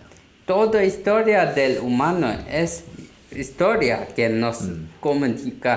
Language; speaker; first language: Spanish; non-native, learner; Korean